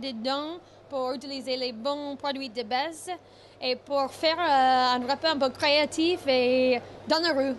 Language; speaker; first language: French; non-native, fluent; English